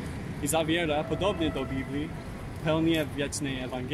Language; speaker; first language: Polish; non-native, learner; English